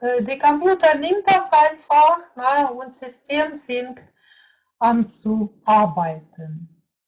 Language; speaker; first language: German; non-native, fluent; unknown